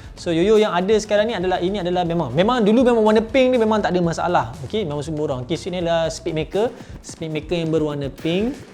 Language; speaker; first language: Malay; native; Malay